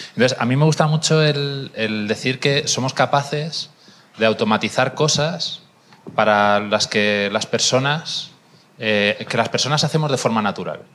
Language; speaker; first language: Spanish; native; Spanish